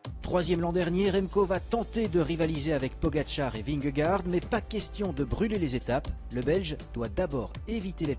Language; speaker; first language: French; native; French